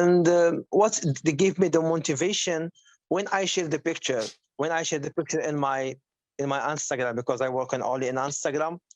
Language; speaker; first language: English; non-native, learner; Arabic